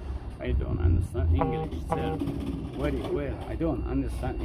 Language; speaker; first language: English; non-native, learner; Persian